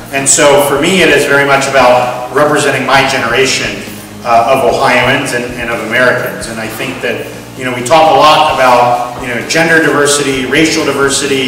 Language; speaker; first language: English; native; English